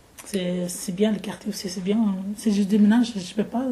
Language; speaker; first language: French; non-native, fluent; Arabic